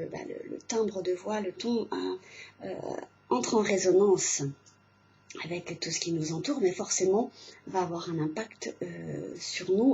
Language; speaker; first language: French; native; French